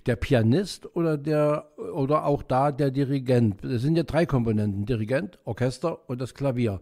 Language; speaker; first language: German; native; German